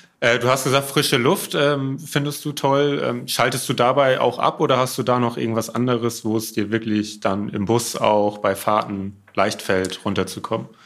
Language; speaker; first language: German; native; German